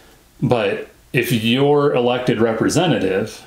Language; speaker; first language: English; native; English